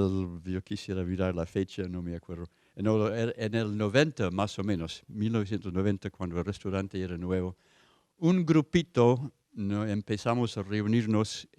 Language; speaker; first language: Spanish; non-native, fluent; English